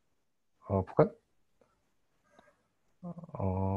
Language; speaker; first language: Indonesian; non-native, learner; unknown